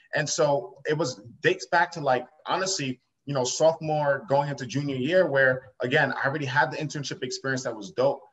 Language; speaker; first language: English; native; English